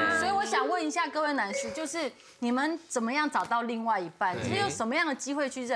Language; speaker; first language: Chinese; native; Chinese